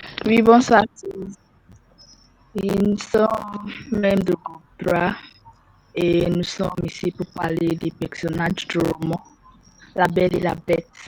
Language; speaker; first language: French; non-native, learner; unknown